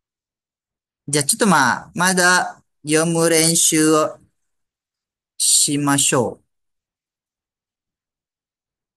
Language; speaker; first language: Japanese; non-native, fluent; Malay